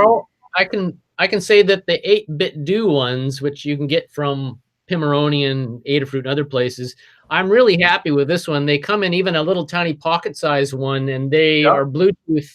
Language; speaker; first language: English; native; English